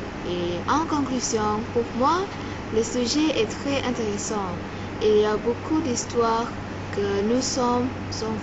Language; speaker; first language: French; non-native, learner; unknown